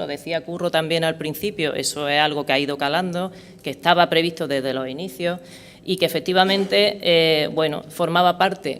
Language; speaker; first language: Spanish; native; Spanish